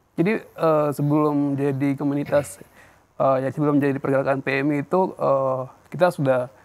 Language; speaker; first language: Indonesian; non-native, local second language; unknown